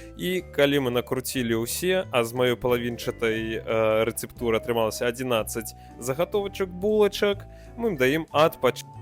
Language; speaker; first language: Belarusian; non-native, local second language; Russian